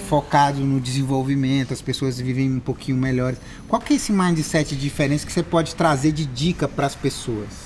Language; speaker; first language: Portuguese; native; Portuguese